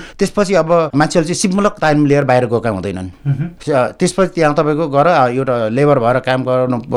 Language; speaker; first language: Nepali; non-native, local second language; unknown